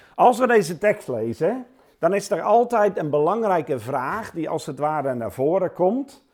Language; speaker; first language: Dutch; native; Dutch